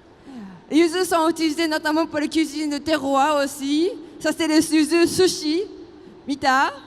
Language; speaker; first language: French; non-native, fluent; Japanese